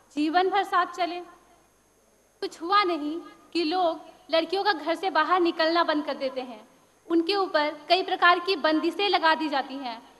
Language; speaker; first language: Hindi; native; Hindi